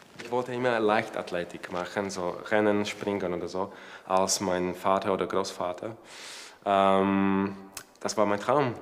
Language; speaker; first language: German; non-native, fluent; Slovak